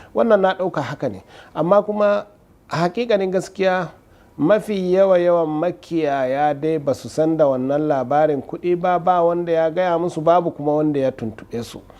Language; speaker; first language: Hausa; non-native, local second language; Fula